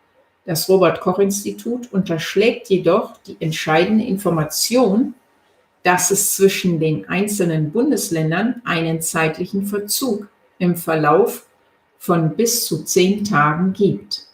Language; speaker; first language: German; native; German